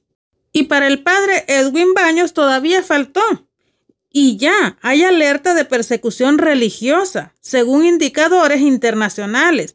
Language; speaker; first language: Spanish; native; Spanish